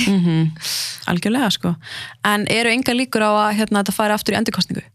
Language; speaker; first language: Icelandic; early bilingual, other home language; Arabic